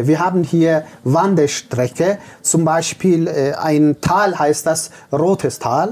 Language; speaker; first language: German; non-native, fluent; Turkish